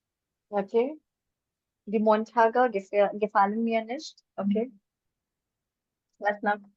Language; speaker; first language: German; non-native, learner; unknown